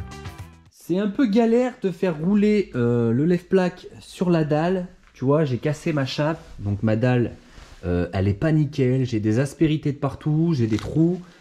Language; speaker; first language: French; native; French